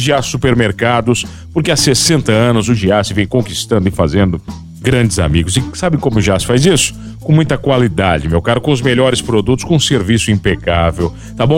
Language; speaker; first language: Portuguese; native; Portuguese